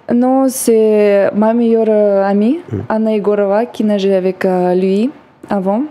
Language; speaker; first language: French; non-native, learner; Russian